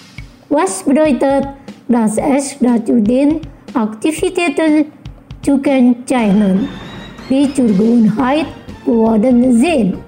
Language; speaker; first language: German; non-native, learner; Indonesian